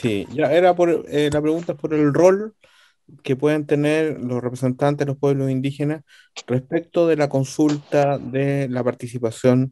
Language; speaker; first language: Spanish; native; Spanish